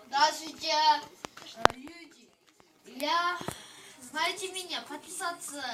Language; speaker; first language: Russian; non-native, local second language; Kazakh